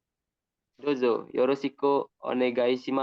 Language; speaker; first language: Japanese; non-native, learner; Indonesian